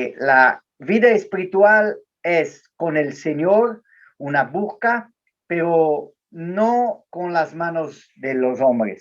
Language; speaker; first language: Spanish; non-native, learner; Portuguese